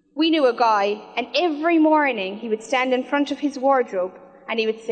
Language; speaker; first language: English; native; English